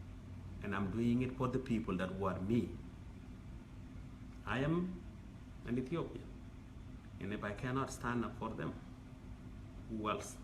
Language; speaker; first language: English; non-native, fluent; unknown